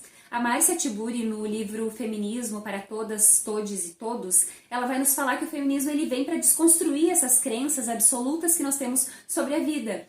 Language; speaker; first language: Portuguese; native; Portuguese